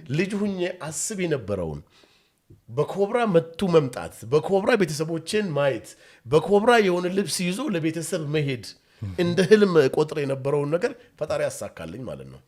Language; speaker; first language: Amharic; non-native, local second language; Oromo